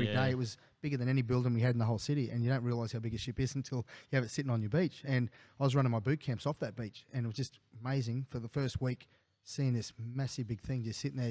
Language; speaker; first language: English; native; English